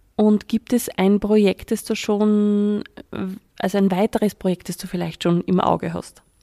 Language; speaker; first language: German; native; German